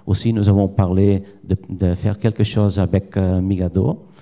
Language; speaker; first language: French; non-native, learner; Catalan